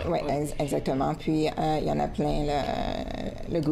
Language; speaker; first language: French; native; French